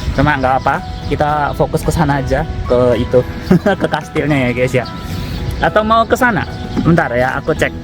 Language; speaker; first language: Indonesian; native; Indonesian